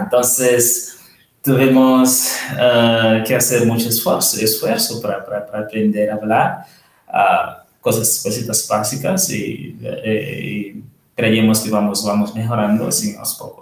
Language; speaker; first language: Spanish; non-native, learner; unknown